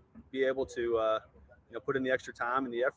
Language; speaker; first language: English; native; English